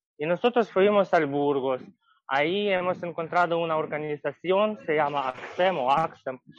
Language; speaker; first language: Spanish; non-native, fluent; Ukrainian